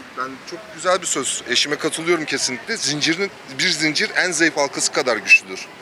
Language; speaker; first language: Turkish; native; Turkish